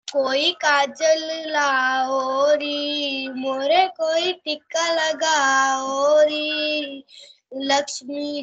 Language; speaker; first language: Hindi; native; Hindi